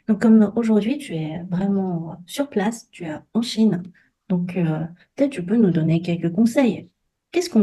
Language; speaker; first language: French; non-native, fluent; Chinese